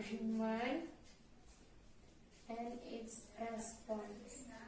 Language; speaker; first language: English; non-native, learner; Indonesian